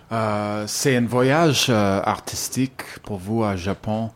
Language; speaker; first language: French; non-native, learner; English